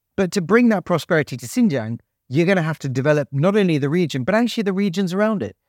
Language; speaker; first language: English; native; English